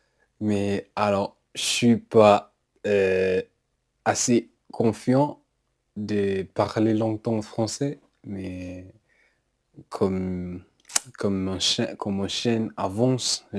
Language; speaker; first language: French; non-native, learner; English